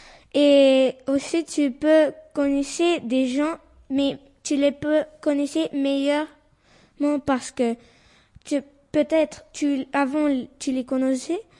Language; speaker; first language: French; non-native, fluent; Spanish